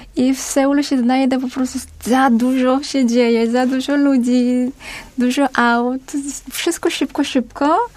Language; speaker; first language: Polish; non-native, fluent; Korean